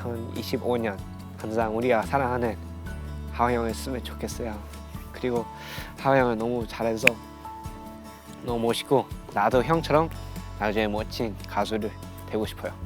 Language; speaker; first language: Korean; early bilingual, heritage; English